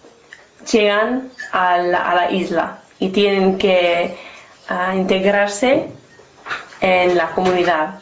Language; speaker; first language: Spanish; non-native, learner; English